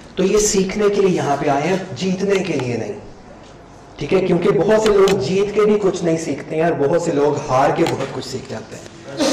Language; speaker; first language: Urdu; non-native, local second language; Punjabi